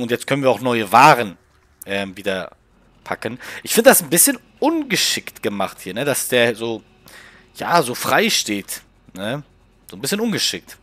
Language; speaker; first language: German; native; German